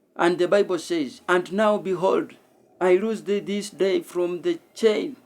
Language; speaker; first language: English; non-native, local second language; Swahili